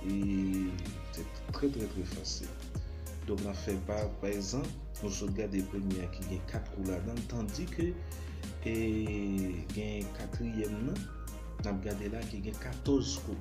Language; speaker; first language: French; non-native, learner; Haitian Creole